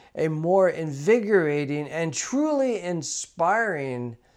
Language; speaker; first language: English; native; English